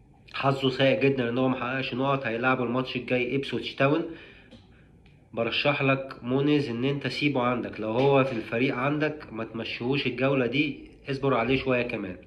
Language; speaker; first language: Arabic; native; Arabic